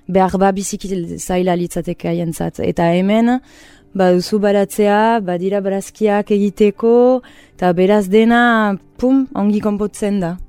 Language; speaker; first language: Basque; native; Basque